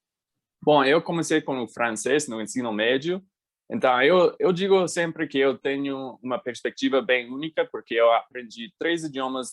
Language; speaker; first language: Portuguese; non-native, fluent; English